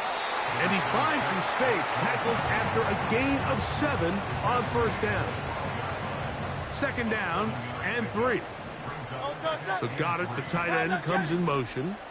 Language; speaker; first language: English; native; English